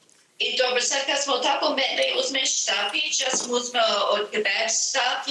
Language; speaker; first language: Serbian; early bilingual, heritage; Serbian